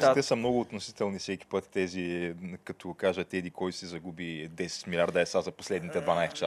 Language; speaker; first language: Bulgarian; native; Bulgarian